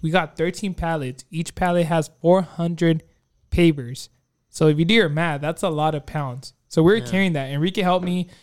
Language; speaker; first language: English; early bilingual, other home language; Spanish